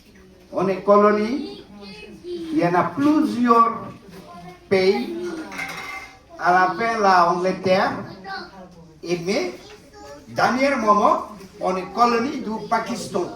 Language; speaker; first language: French; non-native, learner; Bangla